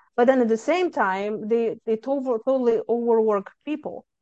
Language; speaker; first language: English; non-native, fluent; Lithuanian